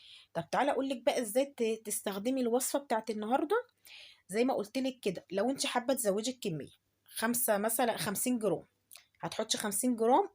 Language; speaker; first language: Arabic; native; Arabic